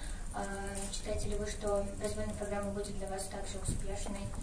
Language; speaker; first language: Russian; native; Russian